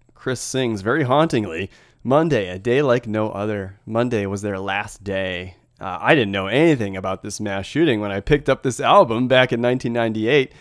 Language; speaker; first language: English; native; English